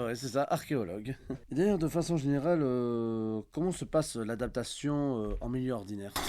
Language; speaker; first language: French; native; French